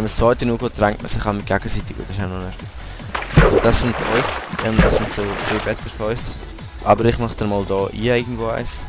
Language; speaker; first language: German; native; German